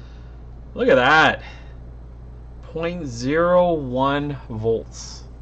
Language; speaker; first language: English; native; English